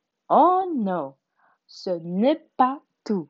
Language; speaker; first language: French; non-native, learner; Spanish